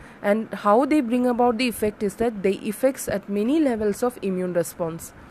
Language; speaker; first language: English; non-native, local second language; Malayalam